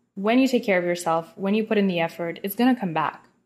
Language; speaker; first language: English; non-native, fluent; Russian